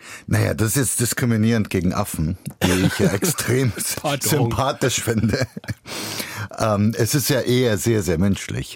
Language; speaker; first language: German; early bilingual, other home language; Bulgarian